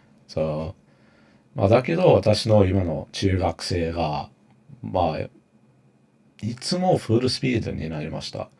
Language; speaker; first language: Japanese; non-native, fluent; English